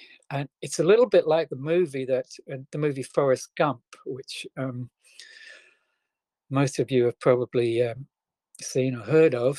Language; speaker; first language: English; native; English